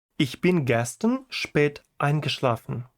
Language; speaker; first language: German; non-native, fluent; Ukrainian